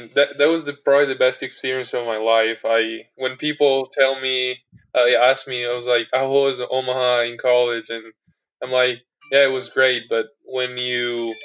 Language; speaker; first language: English; non-native, fluent; Italian